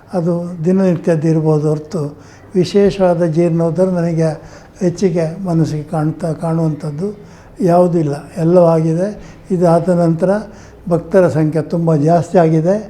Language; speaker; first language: Kannada; native; Kannada